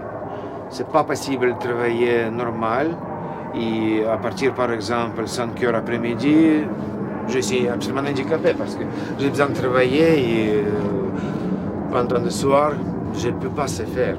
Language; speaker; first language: French; non-native, learner; Russian